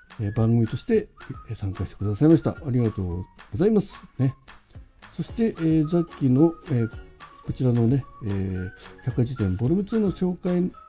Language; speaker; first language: Japanese; native; Japanese